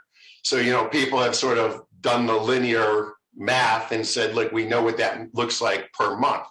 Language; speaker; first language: English; native; English